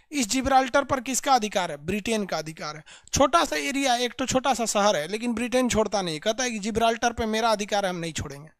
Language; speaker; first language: Hindi; native; Hindi